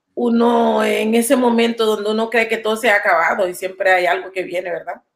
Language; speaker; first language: Spanish; native; Spanish